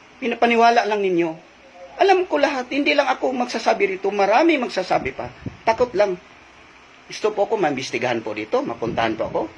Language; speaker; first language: Filipino; non-native, local second language; Cebuano